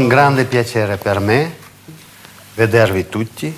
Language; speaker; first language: Italian; non-native, fluent; Russian